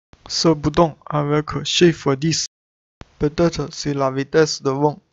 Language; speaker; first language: French; non-native, learner; Chinese